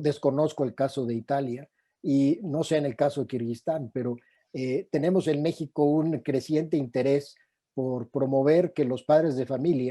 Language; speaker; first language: Spanish; native; Spanish